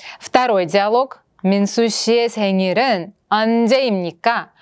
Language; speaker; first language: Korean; non-native, fluent; Russian